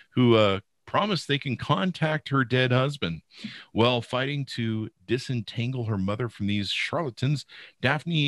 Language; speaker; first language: English; native; English